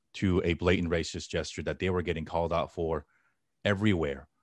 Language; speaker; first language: English; native; English